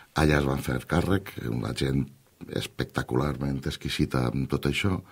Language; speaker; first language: Catalan; native; Catalan